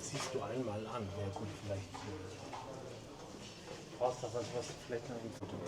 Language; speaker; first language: German; native; German